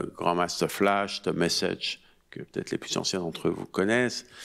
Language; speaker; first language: French; native; French